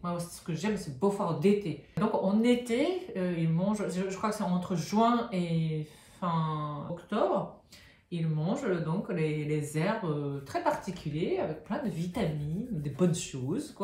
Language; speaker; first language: French; non-native, fluent; Japanese